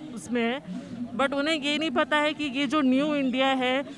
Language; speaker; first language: Hindi; native; Hindi